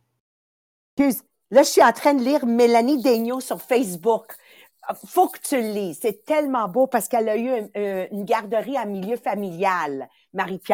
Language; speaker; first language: French; native; French